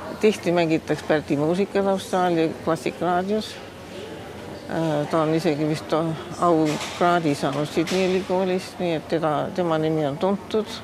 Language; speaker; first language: Estonian; early bilingual, heritage; Estonian